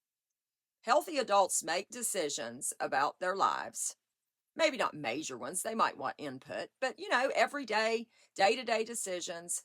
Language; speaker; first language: English; native; English